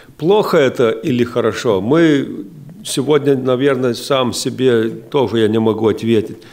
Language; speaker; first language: Russian; non-native, local second language; Lithuanian